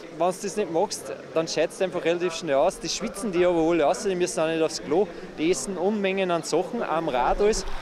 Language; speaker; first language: German; native; German